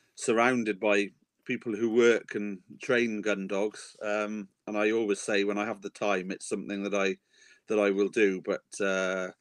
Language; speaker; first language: English; native; English